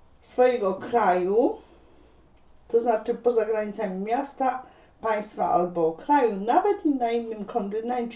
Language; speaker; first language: Polish; native; Polish